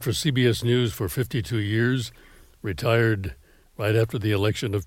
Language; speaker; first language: English; native; English